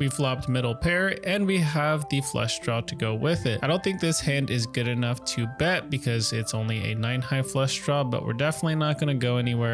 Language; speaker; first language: English; native; English